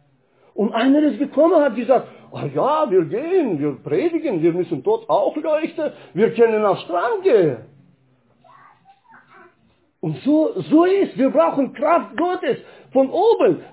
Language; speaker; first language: German; non-native, fluent; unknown